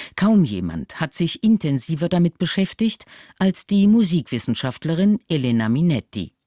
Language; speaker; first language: German; native; German